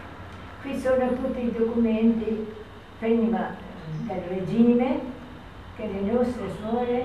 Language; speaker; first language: Italian; non-native, learner; Albanian